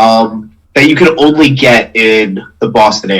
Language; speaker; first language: English; native; English